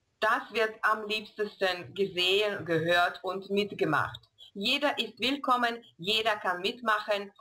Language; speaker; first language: German; non-native, fluent; Russian